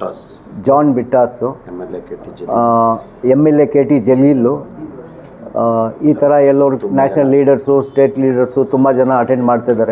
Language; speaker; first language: Kannada; non-native, local second language; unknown